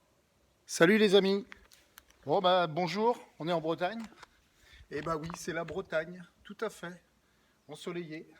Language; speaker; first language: French; native; French